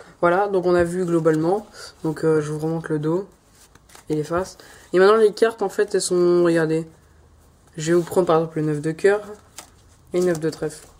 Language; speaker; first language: French; native; French